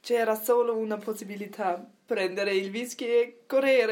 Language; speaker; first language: Italian; non-native, learner; German